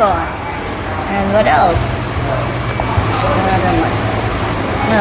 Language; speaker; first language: English; non-native, learner; Thai